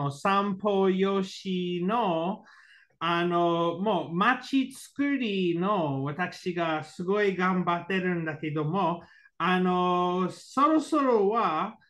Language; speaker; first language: Japanese; non-native, learner; English